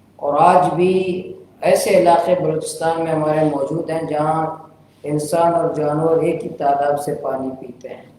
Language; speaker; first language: Urdu; non-native, local second language; Baluchi